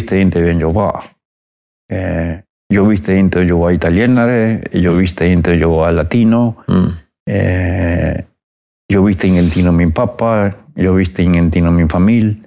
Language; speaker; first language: Swedish; non-native, fluent; Spanish